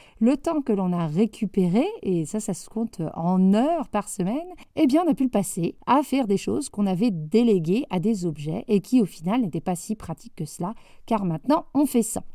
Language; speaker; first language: French; native; French